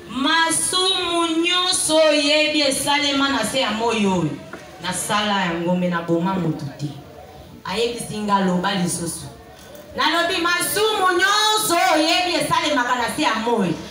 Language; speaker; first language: Lingala; native; Lingala